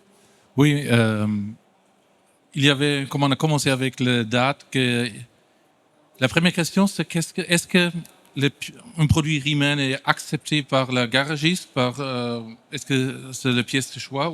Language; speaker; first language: French; non-native, fluent; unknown